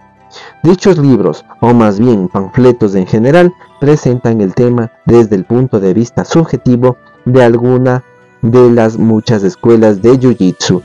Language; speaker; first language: Spanish; native; Spanish